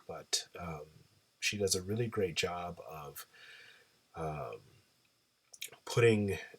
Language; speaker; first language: English; native; English